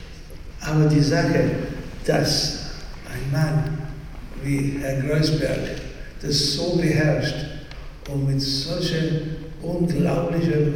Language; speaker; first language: German; non-native, fluent; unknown